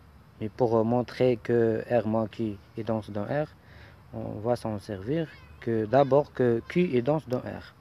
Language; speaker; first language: French; non-native, local second language; Arabic